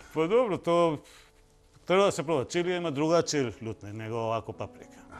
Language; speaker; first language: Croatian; non-native, fluent; Bangla